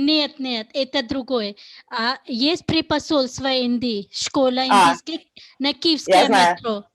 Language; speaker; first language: Russian; non-native, learner; Hindi